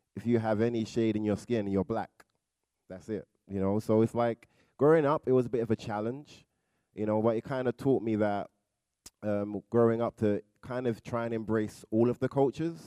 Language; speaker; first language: English; native; English